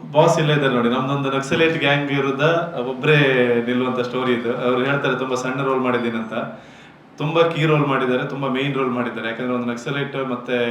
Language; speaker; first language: Kannada; native; Kannada